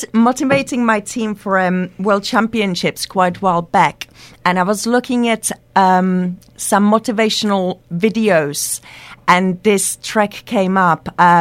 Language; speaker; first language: English; non-native, fluent; Czech